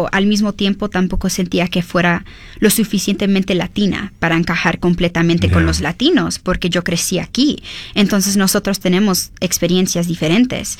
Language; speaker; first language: Spanish; early bilingual, heritage; Spanish